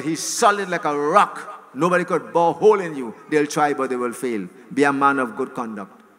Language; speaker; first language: English; native; English